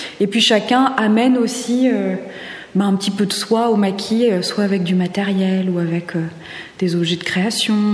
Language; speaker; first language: French; native; French